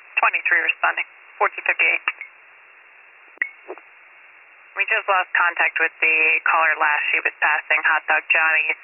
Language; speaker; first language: English; native; English